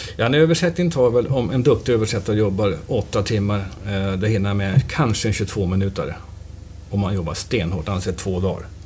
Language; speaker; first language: Swedish; native; Swedish